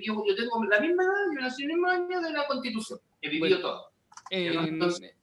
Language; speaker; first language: Spanish; native; Spanish